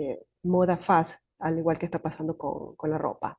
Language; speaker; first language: Spanish; native; Spanish